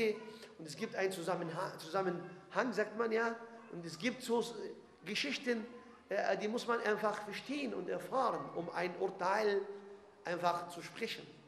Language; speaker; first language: German; non-native, fluent; Arabic